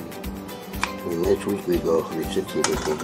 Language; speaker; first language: English; non-native, learner; Vietnamese